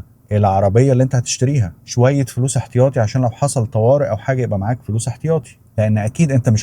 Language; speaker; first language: Arabic; native; Arabic